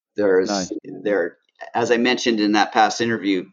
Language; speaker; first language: English; native; English